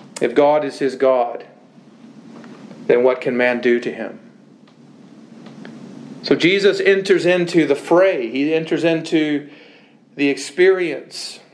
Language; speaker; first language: English; native; English